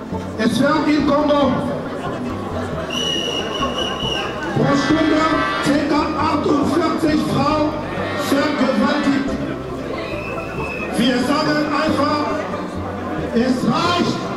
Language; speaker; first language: German; non-native, fluent; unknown